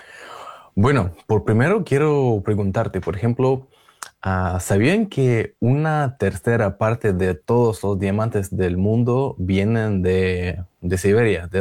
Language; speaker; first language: Spanish; non-native, learner; Russian